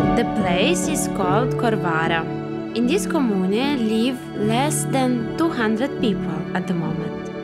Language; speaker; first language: English; non-native, fluent; Romanian